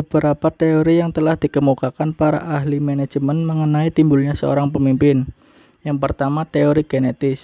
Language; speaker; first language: Indonesian; native; Indonesian